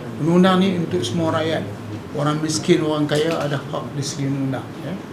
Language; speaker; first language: Malay; native; Malay